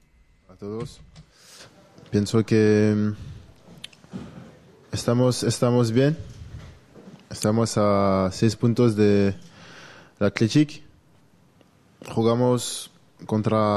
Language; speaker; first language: Spanish; non-native, learner; French